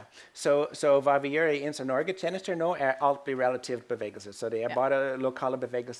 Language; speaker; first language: Norwegian; non-native, fluent; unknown